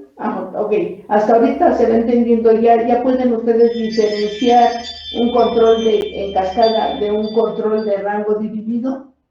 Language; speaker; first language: Spanish; native; Spanish